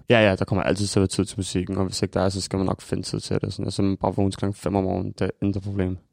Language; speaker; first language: Danish; early bilingual, other home language; Albanian